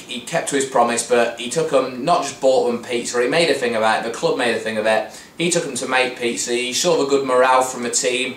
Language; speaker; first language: English; native; English